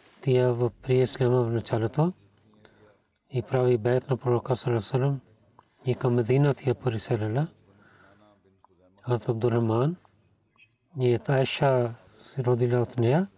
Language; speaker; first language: Bulgarian; non-native, learner; Urdu